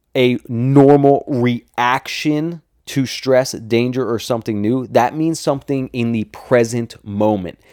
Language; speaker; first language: English; native; English